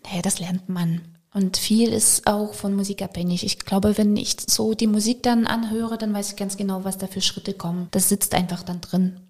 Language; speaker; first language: German; non-native, fluent; Russian